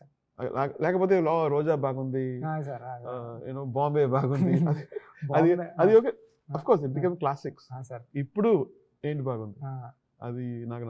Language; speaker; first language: Telugu; non-native, learner; Tamil